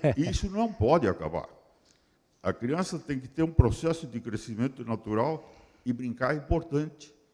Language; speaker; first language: Portuguese; early bilingual, other home language; Spanish